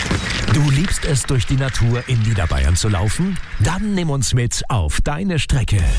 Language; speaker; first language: German; native; German